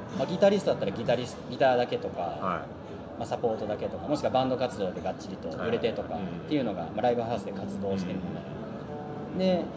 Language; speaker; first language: Japanese; native; Japanese